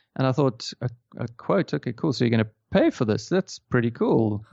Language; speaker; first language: English; native; English